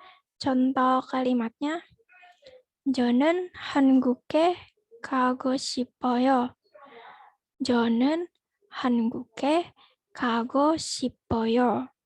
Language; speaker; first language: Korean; non-native, learner; Indonesian